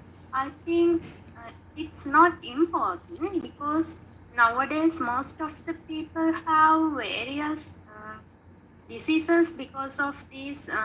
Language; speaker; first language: English; non-native, learner; Sinhala